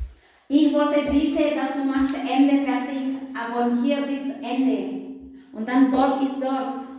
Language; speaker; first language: German; non-native, learner; Indonesian